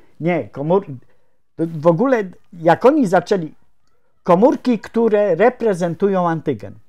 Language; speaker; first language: Polish; native; Polish